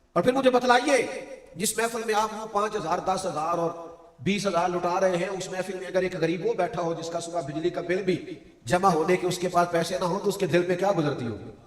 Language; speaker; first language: Urdu; non-native, local second language; Punjabi